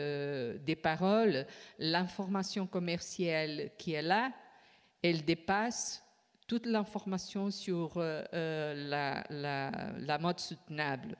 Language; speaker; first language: French; non-native, fluent; Portuguese